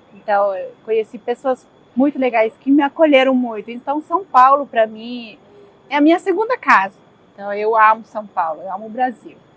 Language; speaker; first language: Portuguese; early bilingual, other home language; Spanish